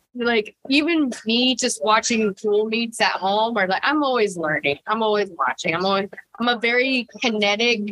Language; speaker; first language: English; early bilingual, other home language; Spanish